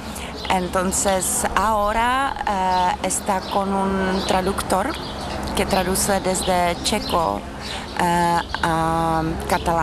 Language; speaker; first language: Spanish; non-native, learner; Czech